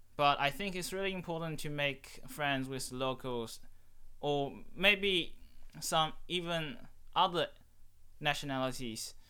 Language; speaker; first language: English; non-native, fluent; Chinese